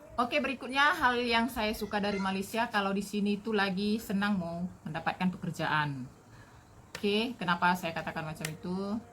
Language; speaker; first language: Indonesian; native; Indonesian